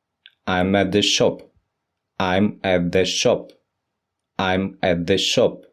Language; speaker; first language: English; non-native, fluent; Russian